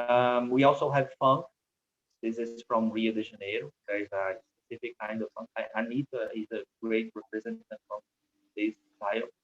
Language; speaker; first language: English; non-native, fluent; Portuguese